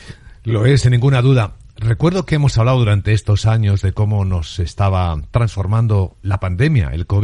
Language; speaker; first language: Spanish; native; Spanish